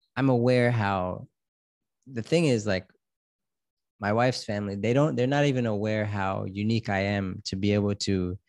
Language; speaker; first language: English; native; English